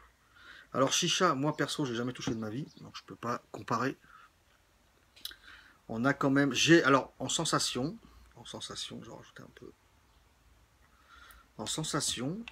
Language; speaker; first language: French; native; French